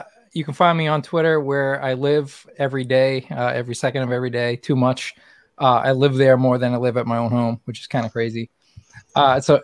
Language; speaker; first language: English; native; English